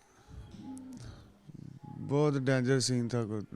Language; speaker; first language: Hindi; non-native, local second language; Punjabi